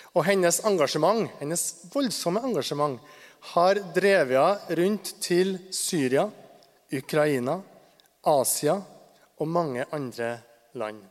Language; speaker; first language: Norwegian; native; Norwegian